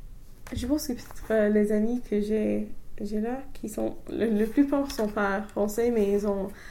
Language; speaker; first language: French; non-native, fluent; English